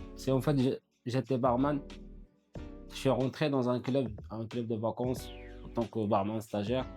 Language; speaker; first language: French; non-native, fluent; Arabic